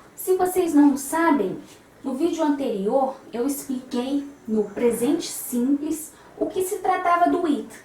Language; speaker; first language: Portuguese; native; Portuguese